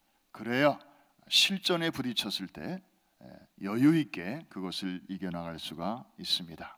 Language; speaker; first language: Korean; native; Korean